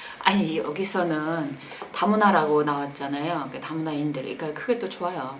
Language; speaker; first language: Korean; non-native, fluent; Mongolian